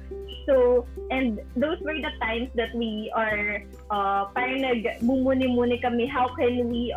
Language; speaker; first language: English; non-native, local second language; Bikol